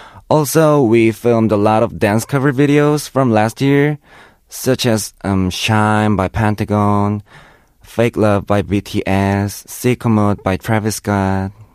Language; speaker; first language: English; non-native, fluent; Korean